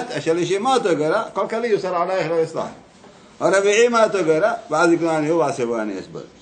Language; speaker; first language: Hebrew; native; Hebrew